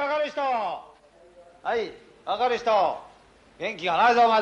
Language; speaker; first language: Japanese; native; Japanese